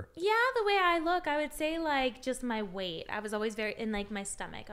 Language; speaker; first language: English; native; English